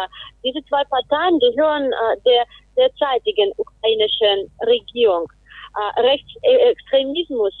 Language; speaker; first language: German; non-native, fluent; Russian